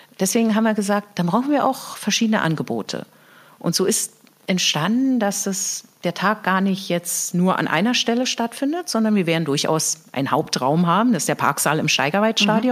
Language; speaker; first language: German; native; German